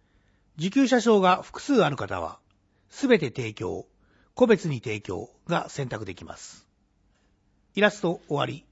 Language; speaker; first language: Japanese; native; Japanese